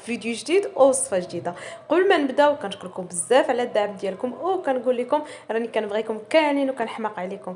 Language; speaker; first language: Arabic; native; Arabic